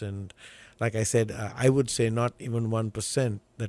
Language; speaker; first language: English; non-native, local second language; Sinhala